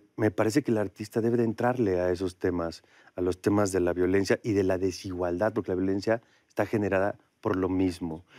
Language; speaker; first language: Spanish; native; Spanish